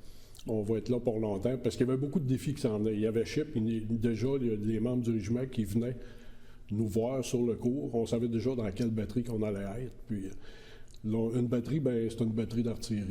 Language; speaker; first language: French; native; French